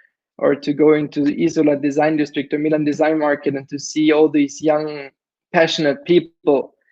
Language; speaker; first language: English; non-native, fluent; German